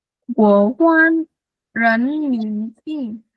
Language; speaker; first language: Chinese; non-native, learner; Vietnamese